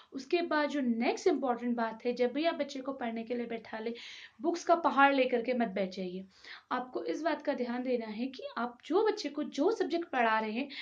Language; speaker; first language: Hindi; native; Hindi